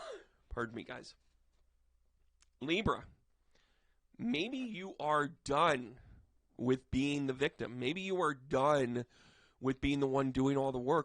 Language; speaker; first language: English; native; English